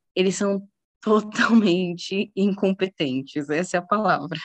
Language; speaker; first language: Portuguese; native; Portuguese